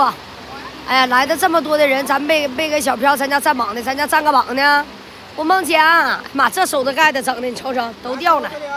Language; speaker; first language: Chinese; native; Chinese